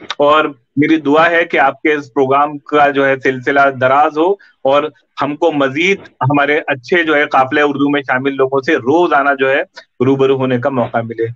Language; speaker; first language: Hindi; non-native, local second language; Urdu